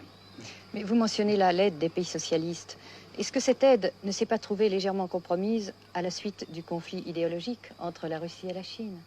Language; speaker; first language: French; native; French